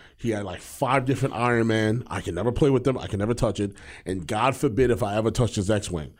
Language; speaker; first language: English; native; English